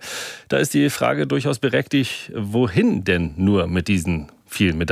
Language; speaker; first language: German; native; German